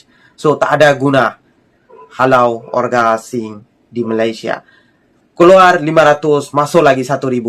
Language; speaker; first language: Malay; non-native, fluent; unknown